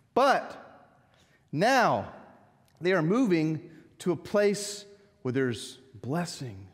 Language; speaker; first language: English; native; English